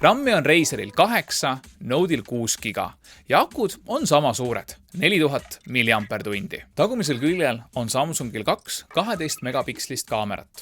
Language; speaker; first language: Estonian; native; Estonian